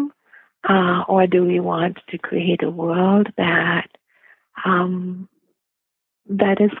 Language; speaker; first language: English; non-native, local second language; Gujarati